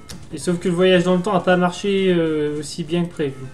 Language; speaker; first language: French; native; French